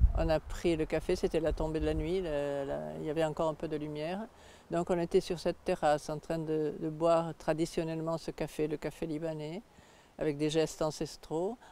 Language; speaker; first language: French; native; French